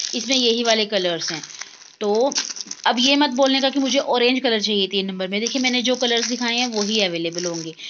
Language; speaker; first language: Hindi; native; Hindi